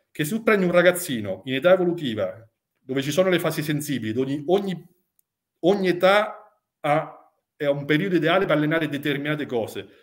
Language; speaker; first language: Italian; native; Italian